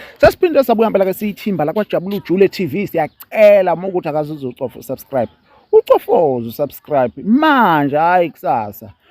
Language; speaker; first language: Zulu; native; Zulu